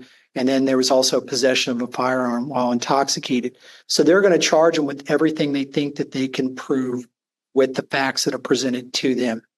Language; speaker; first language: English; native; English